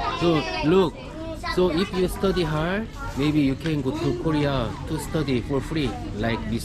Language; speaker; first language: English; non-native, learner; Korean